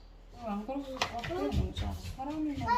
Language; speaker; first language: Korean; non-native, fluent; Mongolian